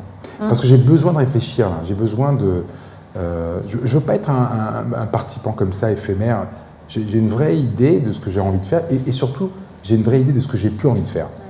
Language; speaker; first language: French; native; French